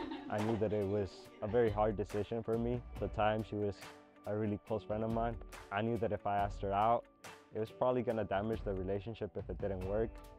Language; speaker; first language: English; early bilingual, other home language; Spanish